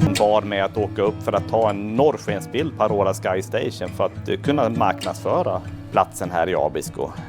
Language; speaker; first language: Swedish; native; Swedish